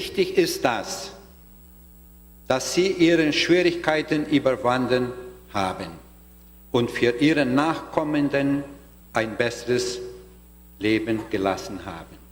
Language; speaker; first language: German; non-native, learner; Portuguese